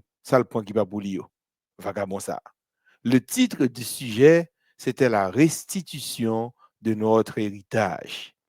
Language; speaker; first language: French; non-native, local second language; Haitian Creole